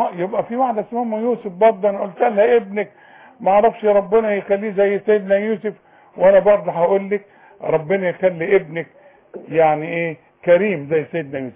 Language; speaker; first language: Arabic; native; Arabic